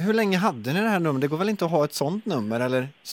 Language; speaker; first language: Swedish; native; Swedish